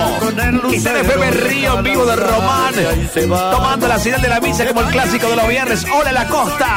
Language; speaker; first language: Spanish; native; Spanish